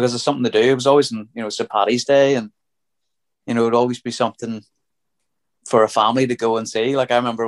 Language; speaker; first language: English; native; English